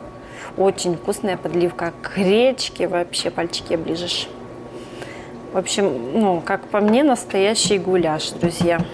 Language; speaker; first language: Russian; native; Russian